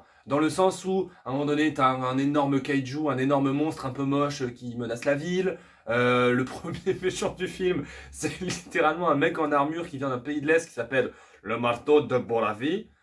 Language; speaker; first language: French; native; French